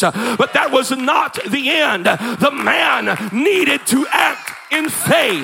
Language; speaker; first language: English; native; English